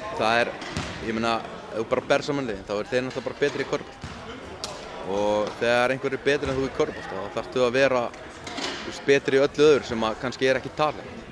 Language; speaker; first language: Icelandic; early bilingual, other home language; Hungarian